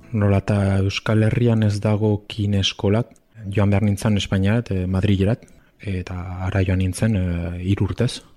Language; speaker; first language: Basque; non-native, local second language; Spanish